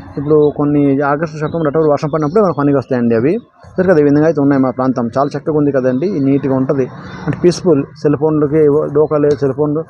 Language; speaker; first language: Telugu; non-native, local second language; Odia